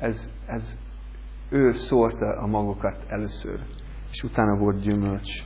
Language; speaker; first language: Hungarian; non-native, learner; English